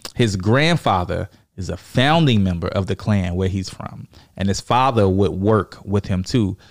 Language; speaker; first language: English; native; English